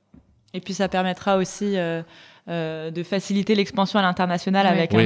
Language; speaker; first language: French; native; French